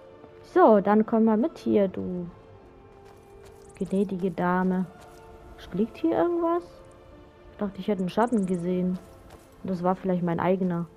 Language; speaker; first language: German; native; German